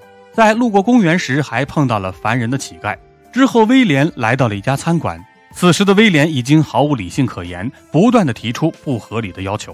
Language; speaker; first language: Chinese; native; Chinese